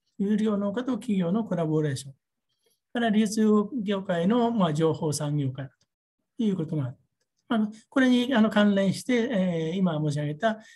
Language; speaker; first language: Japanese; native; Japanese